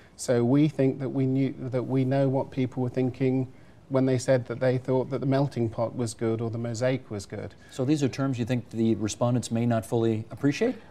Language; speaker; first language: English; native; English